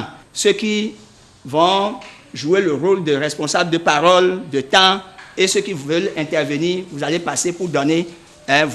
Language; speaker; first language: French; native; French